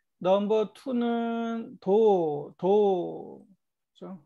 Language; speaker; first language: Korean; native; Korean